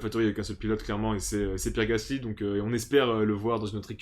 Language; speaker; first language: French; native; French